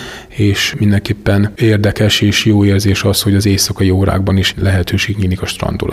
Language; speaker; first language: Hungarian; native; Hungarian